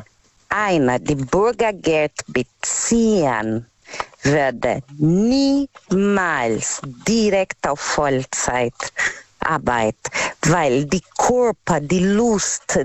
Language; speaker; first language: German; non-native, learner; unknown